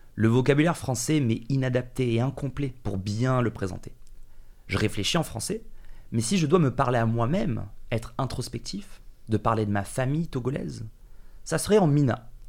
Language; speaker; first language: French; early bilingual, other home language; English